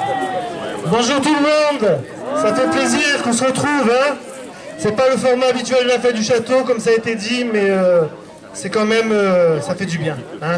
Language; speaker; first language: French; native; French